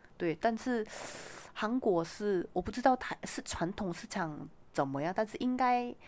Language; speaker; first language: Chinese; non-native, fluent; Korean